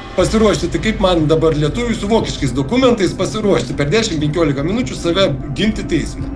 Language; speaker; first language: Lithuanian; native; Lithuanian